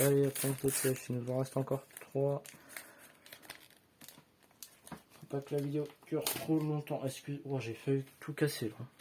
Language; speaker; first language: French; native; French